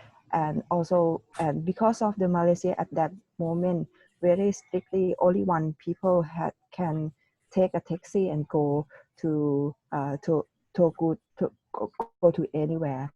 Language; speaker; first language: English; non-native, learner; Thai